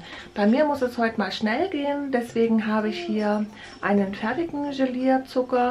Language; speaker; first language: German; native; German